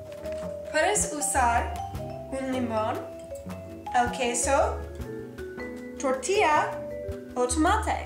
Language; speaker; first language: Spanish; non-native, learner; English